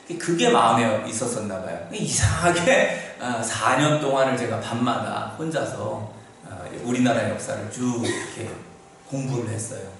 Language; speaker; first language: Korean; native; Korean